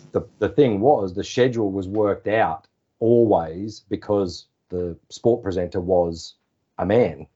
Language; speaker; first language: English; native; English